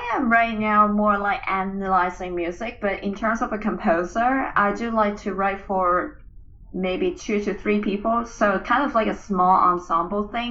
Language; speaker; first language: English; non-native, local second language; Cantonese